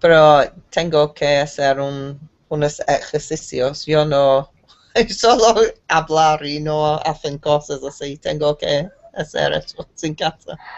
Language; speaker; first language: Spanish; non-native, learner; English